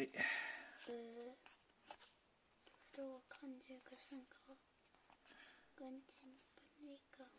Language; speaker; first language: Chinese; early bilingual, heritage; Chinese